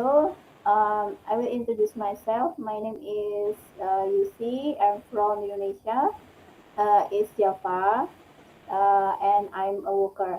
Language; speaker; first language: English; non-native, learner; Indonesian